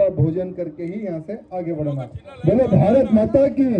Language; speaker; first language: Hindi; non-native, local second language; Telugu